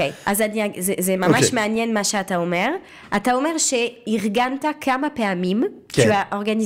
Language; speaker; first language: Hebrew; non-native, fluent; French